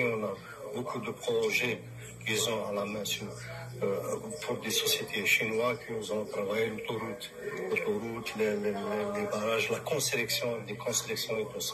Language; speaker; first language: French; non-native, local second language; Arabic